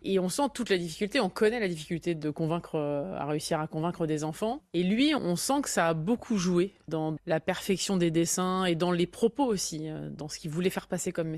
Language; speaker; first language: French; native; French